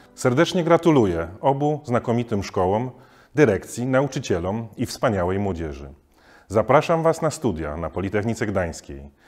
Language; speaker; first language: Polish; native; Polish